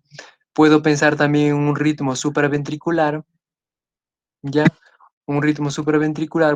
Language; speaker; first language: Spanish; native; Spanish